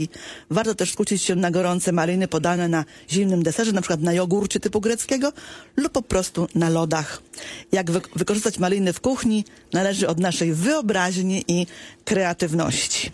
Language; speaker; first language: Polish; native; Polish